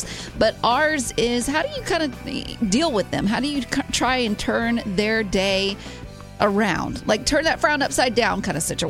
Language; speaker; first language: English; native; English